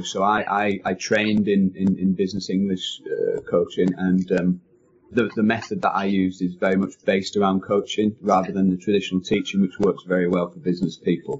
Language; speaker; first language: English; native; English